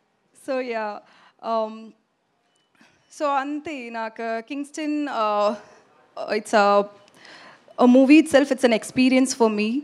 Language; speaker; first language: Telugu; non-native, learner; Tamil